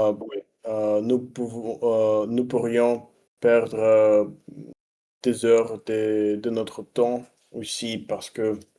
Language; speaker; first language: French; non-native, learner; Russian